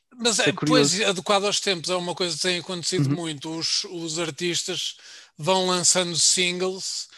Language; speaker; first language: Portuguese; native; Portuguese